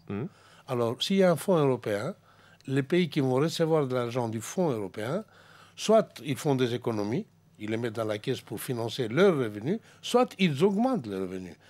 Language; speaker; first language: French; non-native, fluent; Greek